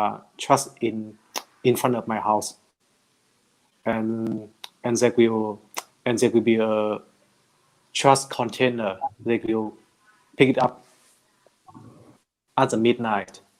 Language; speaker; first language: English; non-native, learner; Vietnamese